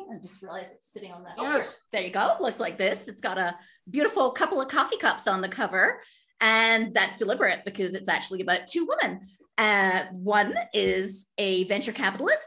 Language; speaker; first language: English; native; English